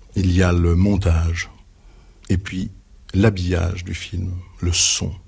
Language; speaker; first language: French; native; French